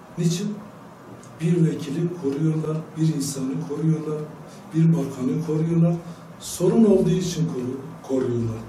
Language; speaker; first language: Turkish; non-native, local second language; Kurdish